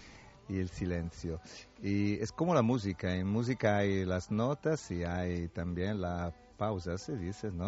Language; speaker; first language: Spanish; non-native, fluent; Italian